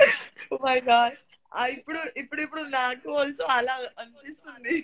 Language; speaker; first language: Telugu; non-native, learner; Gujarati